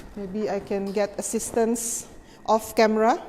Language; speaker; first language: English; non-native, local second language; Malay